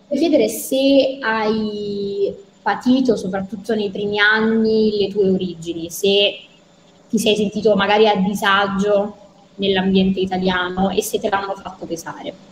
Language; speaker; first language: Italian; native; Italian